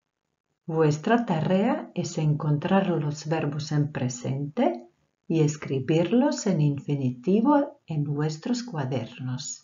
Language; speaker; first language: Spanish; non-native, fluent; Croatian